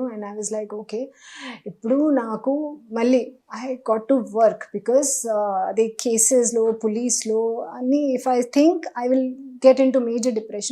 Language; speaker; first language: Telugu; non-native, local second language; Hindi